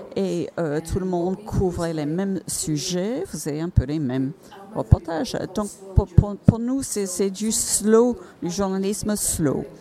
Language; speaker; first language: French; non-native, fluent; Finnish